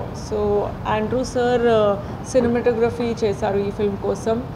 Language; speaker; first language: Telugu; non-native, fluent; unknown